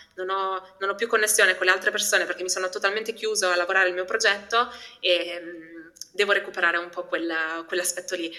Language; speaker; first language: Italian; early bilingual, other home language; Albanian